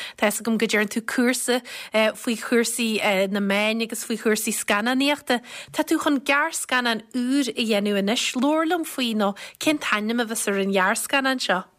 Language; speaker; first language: Irish; native; Irish